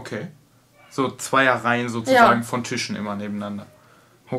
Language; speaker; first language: German; native; German